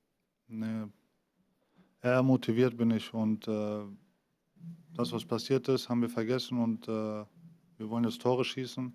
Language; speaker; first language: German; early bilingual, other home language; Greek